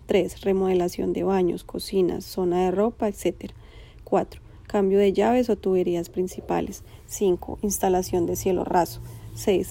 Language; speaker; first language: Spanish; native; Spanish